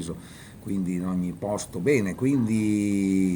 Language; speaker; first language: Italian; native; Italian